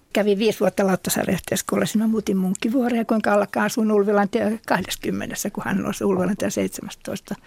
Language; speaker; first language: Finnish; native; Finnish